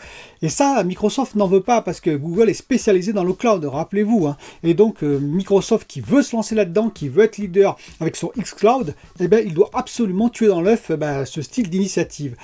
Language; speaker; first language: French; native; French